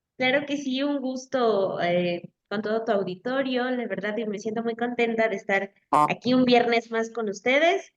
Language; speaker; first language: Spanish; native; Spanish